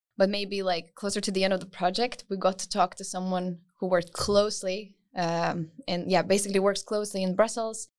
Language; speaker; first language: English; non-native, fluent; Lithuanian